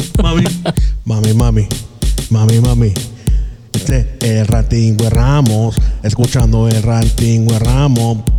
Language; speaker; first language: Spanish; early bilingual, other home language; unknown